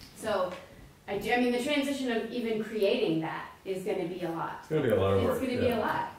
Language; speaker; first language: English; native; English